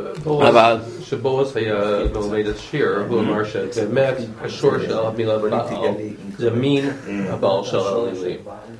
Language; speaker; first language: Hebrew; non-native, learner; English